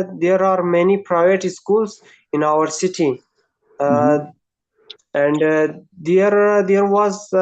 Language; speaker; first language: English; non-native, learner; Persian